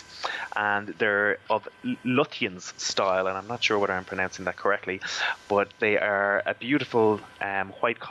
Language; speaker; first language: English; native; English